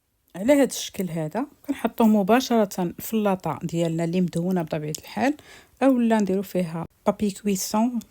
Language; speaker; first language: Arabic; native; Arabic